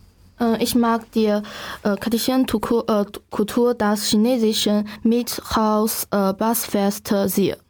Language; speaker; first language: German; non-native, learner; Chinese